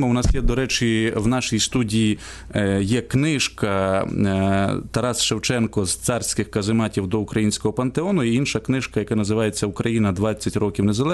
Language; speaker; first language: Ukrainian; native; Ukrainian